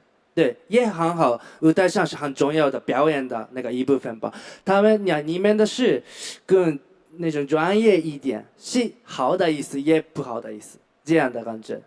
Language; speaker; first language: Chinese; non-native, learner; Japanese